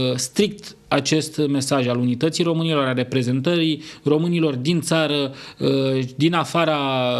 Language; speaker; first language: Romanian; native; Romanian